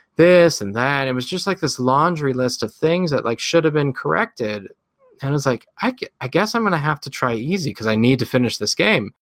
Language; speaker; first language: English; native; English